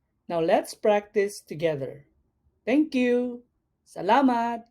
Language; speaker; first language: English; non-native, local second language; Cebuano